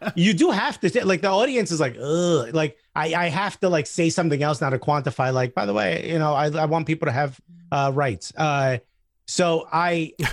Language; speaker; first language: English; native; English